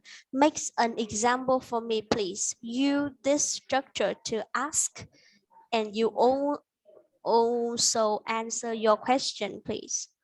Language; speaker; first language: English; non-native, fluent; Vietnamese